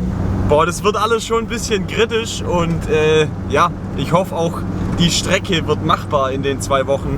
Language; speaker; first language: German; native; German